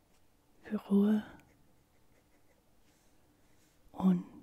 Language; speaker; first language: German; non-native, fluent; English